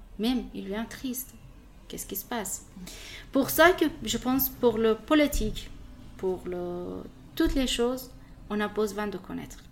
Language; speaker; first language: French; non-native, learner; Persian